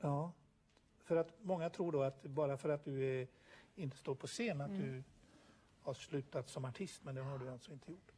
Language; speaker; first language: Swedish; native; Swedish